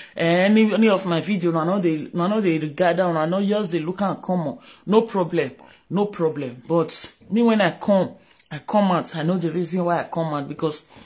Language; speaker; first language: Nigerian Pidgin; non-native, local second language; Bini